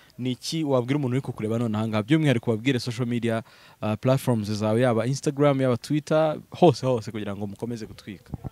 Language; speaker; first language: Kinyarwanda; native; Kinyarwanda